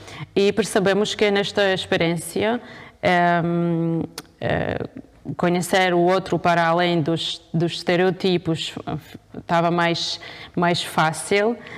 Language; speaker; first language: Portuguese; non-native, fluent; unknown